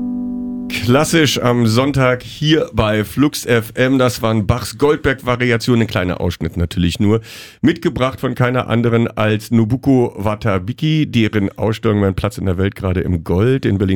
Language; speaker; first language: German; native; German